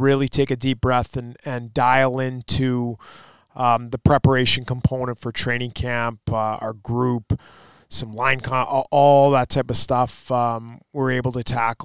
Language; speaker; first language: English; native; English